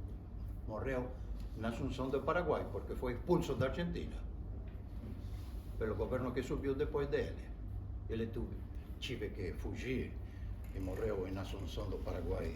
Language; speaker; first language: Portuguese; non-native, fluent; Spanish